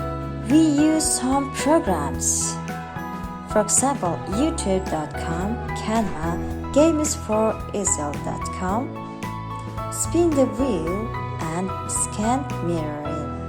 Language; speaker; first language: English; non-native, learner; Mongolian